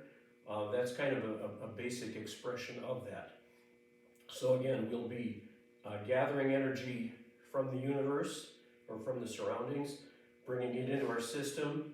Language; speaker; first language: English; native; English